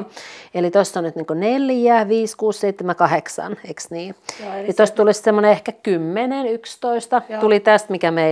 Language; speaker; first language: Finnish; native; Finnish